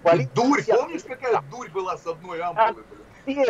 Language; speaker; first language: Russian; native; Russian